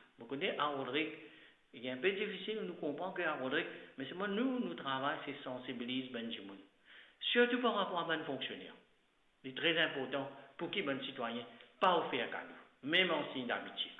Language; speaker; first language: French; non-native, local second language; Morisyen